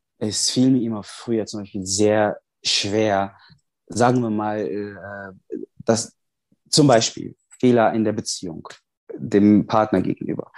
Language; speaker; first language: German; non-native, fluent; Arabic